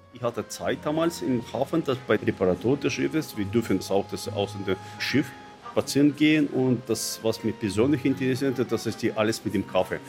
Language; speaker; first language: German; non-native, learner; Russian